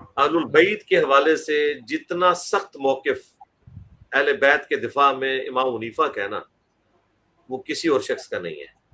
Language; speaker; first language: Urdu; non-native, local second language; Punjabi